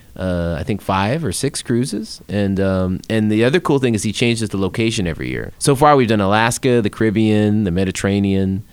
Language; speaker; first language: English; native; English